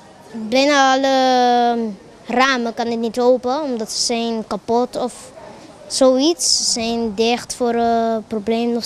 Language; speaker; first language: Dutch; non-native, local second language; Papiamento